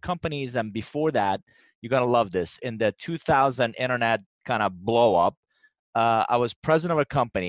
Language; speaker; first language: English; non-native, fluent; Persian